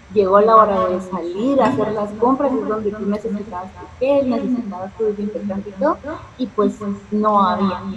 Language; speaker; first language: Spanish; native; Spanish